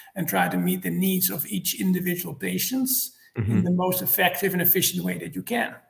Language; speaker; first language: English; non-native, fluent; Dutch